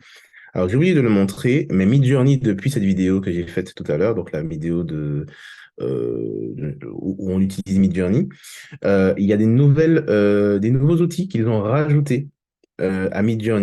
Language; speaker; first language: French; native; French